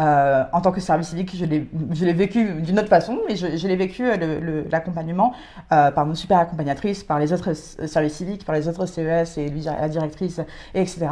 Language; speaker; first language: French; native; French